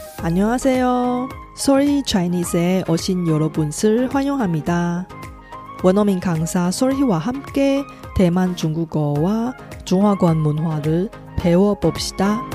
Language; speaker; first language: Korean; non-native, fluent; Chinese